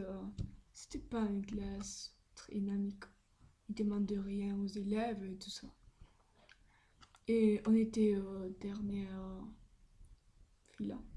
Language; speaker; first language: French; non-native, learner; Spanish